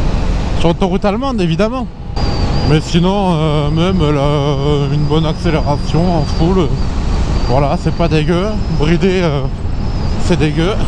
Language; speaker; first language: French; native; French